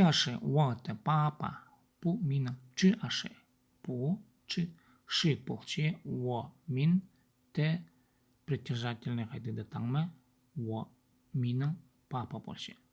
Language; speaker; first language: Chinese; non-native, learner; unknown